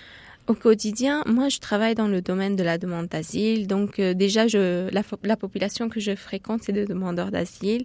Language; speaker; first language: French; non-native, fluent; Arabic